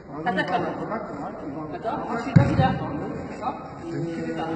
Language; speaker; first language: French; native; French